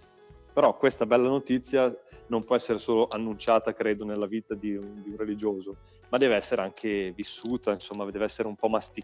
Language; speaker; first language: Italian; native; Italian